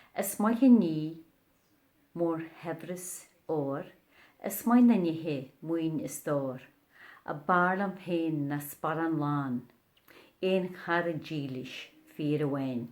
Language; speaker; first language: Irish; native; Irish